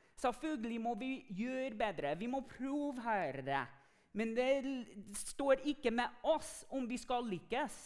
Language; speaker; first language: Norwegian; non-native, fluent; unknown